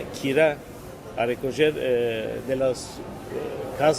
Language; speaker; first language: Spanish; early bilingual, heritage; Ladino